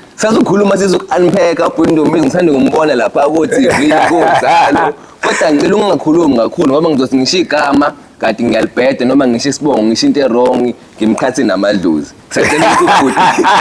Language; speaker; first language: Zulu; native; Zulu